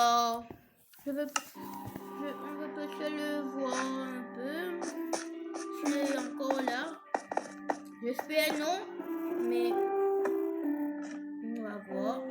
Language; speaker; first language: French; non-native, fluent; English